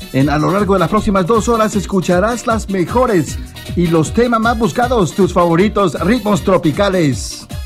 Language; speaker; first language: Spanish; native; Spanish